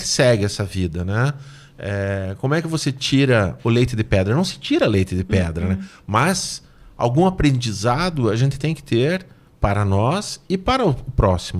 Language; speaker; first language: Portuguese; native; Portuguese